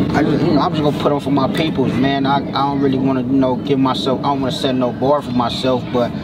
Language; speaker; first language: English; native; English